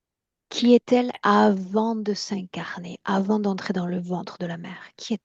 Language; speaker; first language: French; native; French